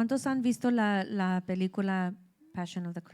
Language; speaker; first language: Spanish; early bilingual, heritage; English